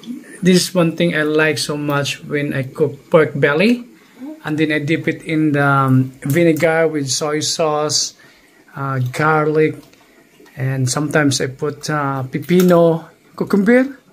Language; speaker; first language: English; non-native, local second language; Filipino